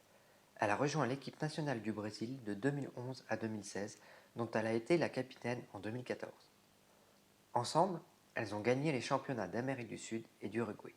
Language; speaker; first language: French; native; French